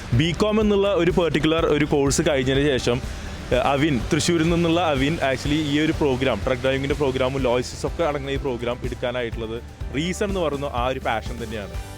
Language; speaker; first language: Malayalam; native; Malayalam